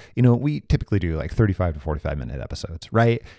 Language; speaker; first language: English; native; English